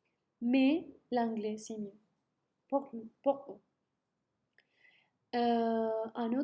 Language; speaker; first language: French; non-native, learner; Spanish